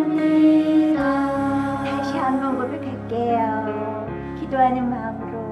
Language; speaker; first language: Korean; native; Korean